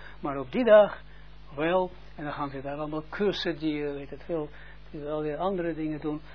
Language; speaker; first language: Dutch; non-native, fluent; Russian